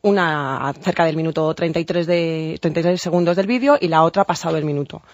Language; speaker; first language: Spanish; native; Spanish